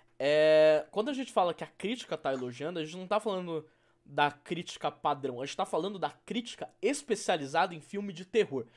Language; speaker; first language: Portuguese; native; Portuguese